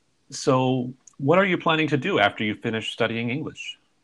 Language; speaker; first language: English; native; English